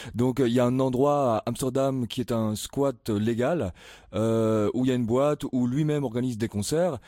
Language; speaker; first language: French; native; French